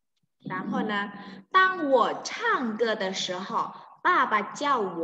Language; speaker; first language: Chinese; non-native, fluent; Indonesian